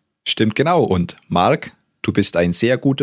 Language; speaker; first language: German; native; German